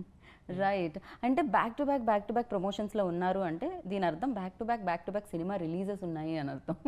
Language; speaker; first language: Telugu; native; Telugu